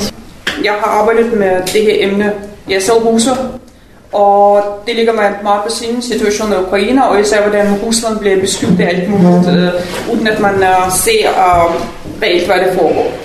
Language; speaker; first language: Danish; non-native, fluent; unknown